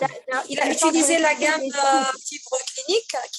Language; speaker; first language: French; non-native, local second language; Arabic